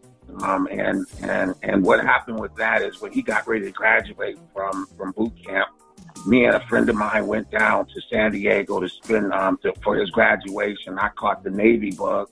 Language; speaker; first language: English; native; English